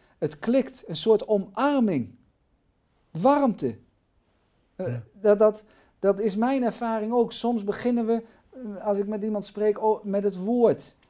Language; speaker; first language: Dutch; native; Dutch